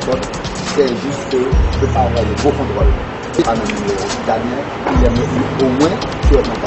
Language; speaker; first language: French; native; French